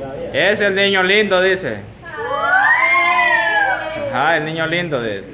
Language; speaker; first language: Spanish; native; Spanish